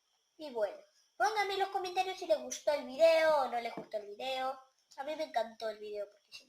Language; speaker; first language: Spanish; native; Spanish